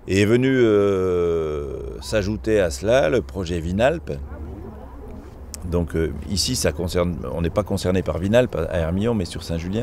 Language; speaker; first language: French; native; French